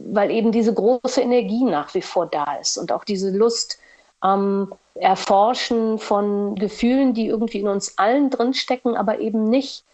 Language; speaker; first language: German; non-native, fluent; Portuguese